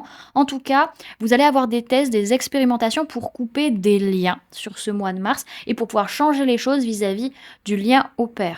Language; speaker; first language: French; native; French